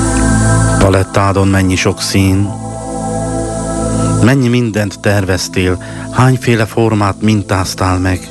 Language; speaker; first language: Hungarian; native; Hungarian